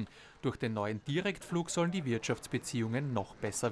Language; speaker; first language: German; native; German